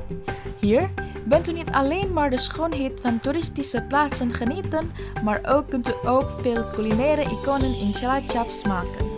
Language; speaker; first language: Dutch; non-native, fluent; Indonesian